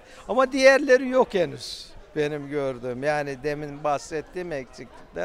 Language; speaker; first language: Turkish; native; Turkish